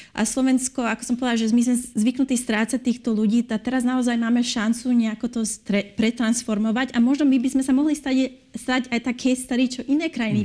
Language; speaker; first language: Slovak; early bilingual, heritage; Slovak